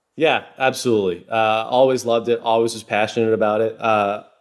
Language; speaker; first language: English; native; English